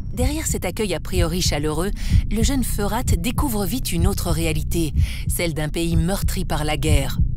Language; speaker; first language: French; native; French